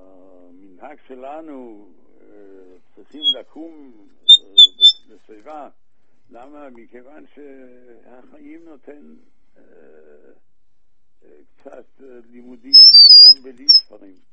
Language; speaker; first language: Hebrew; non-native, fluent; Danish